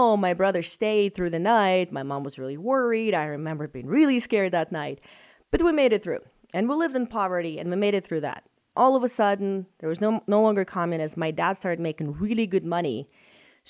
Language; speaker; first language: English; non-native, fluent; Russian